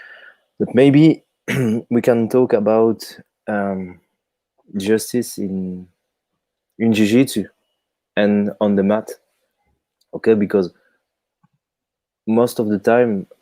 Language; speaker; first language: English; non-native, fluent; French